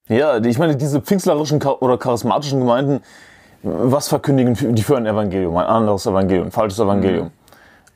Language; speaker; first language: German; native; German